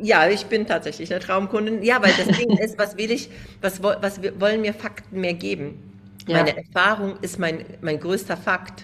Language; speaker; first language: German; native; German